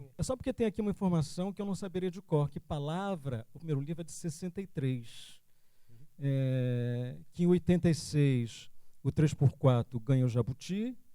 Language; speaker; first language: Portuguese; native; Portuguese